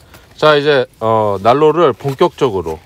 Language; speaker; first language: Korean; native; Korean